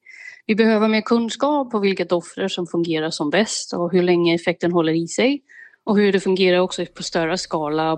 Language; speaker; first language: Swedish; non-native, fluent; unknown